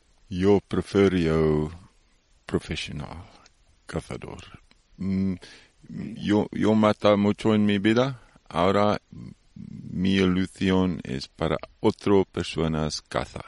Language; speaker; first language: Spanish; non-native, learner; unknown